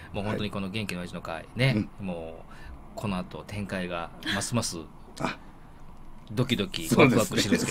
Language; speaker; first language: Japanese; native; Japanese